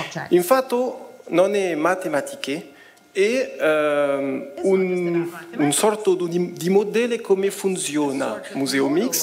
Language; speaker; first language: Italian; non-native, fluent; French